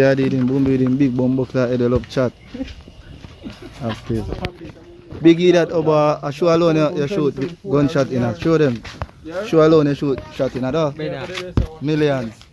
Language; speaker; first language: English; non-native, local second language; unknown